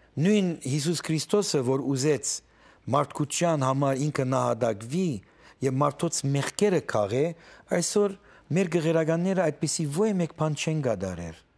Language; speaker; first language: Armenian; early bilingual, heritage; Armenian